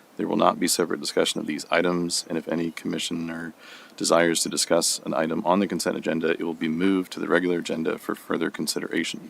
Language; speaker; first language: English; native; English